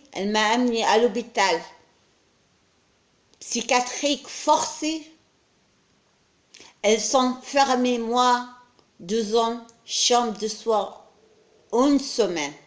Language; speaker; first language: French; non-native, learner; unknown